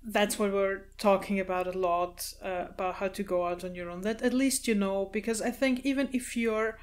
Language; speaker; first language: English; non-native, fluent; German